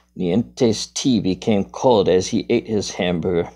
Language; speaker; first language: English; native; English